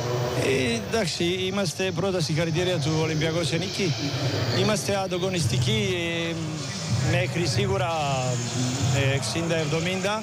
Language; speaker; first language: Greek; non-native, learner; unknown